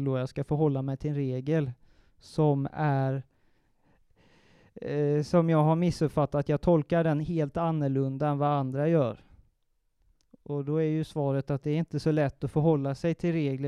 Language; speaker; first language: Swedish; native; Swedish